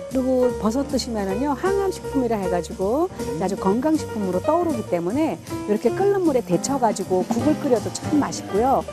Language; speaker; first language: Korean; native; Korean